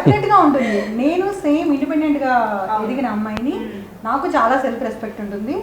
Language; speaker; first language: Telugu; native; Telugu